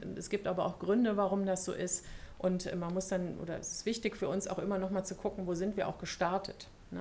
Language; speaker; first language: German; early bilingual, other home language; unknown